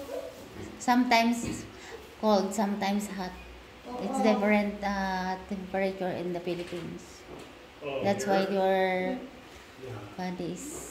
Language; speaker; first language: English; non-native, local second language; Filipino